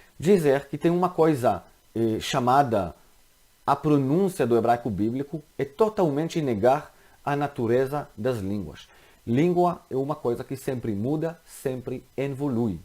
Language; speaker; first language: Portuguese; non-native, fluent; Hebrew